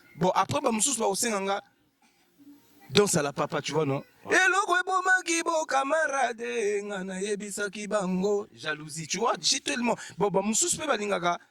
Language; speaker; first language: Lingala; native; Lingala